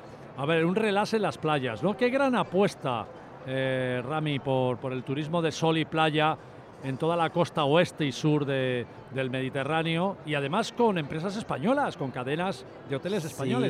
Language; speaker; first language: Spanish; native; Spanish